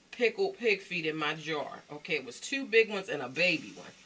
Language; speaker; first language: English; native; English